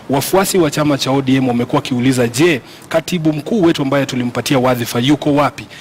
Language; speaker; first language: Swahili; non-native, local second language; Luyia